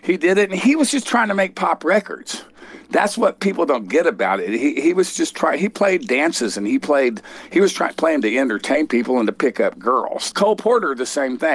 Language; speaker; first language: English; native; English